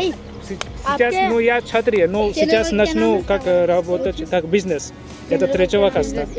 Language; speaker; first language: Russian; non-native, learner; Hindi